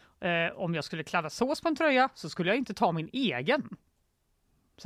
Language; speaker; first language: Swedish; native; Swedish